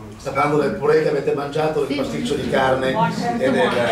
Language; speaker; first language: Italian; native; Italian